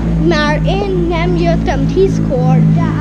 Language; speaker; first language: Hungarian; early bilingual, heritage; English